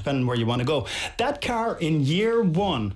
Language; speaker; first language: English; native; English